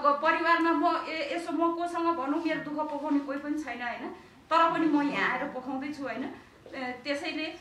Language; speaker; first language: Nepali; non-native, local second language; Eastern Tamang